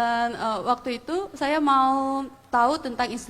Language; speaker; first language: Indonesian; non-native, learner; Korean